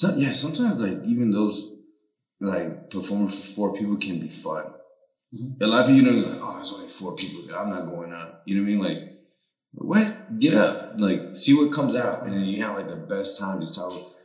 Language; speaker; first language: English; early bilingual, other home language; Spanish